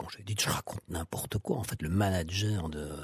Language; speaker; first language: French; native; French